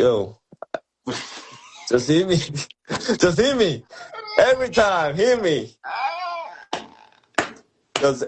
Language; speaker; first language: English; non-native, learner; Korean